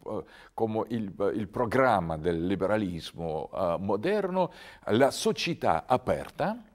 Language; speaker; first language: Italian; non-native, learner; Russian